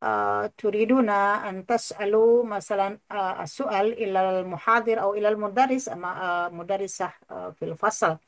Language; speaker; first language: Arabic; non-native, fluent; Indonesian